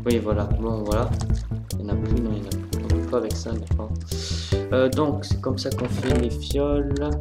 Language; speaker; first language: French; native; French